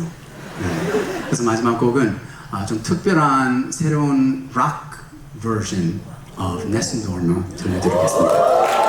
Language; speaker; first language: Korean; early bilingual, heritage; English